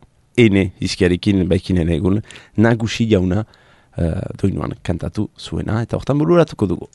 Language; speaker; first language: Basque; native; Basque